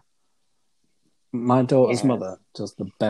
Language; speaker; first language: English; native; English